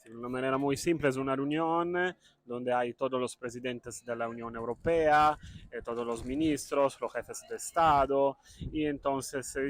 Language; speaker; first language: Spanish; non-native, fluent; Italian